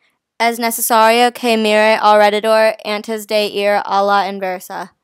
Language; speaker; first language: Spanish; non-native, learner; English